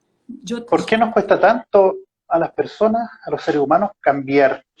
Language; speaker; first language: Spanish; native; Spanish